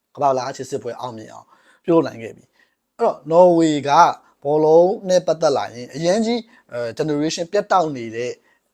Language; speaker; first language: Burmese; native; Burmese